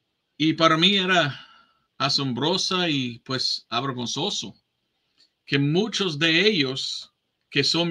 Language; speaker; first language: Spanish; non-native, fluent; English